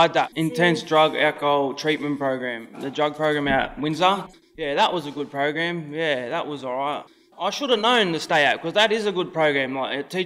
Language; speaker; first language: English; native; English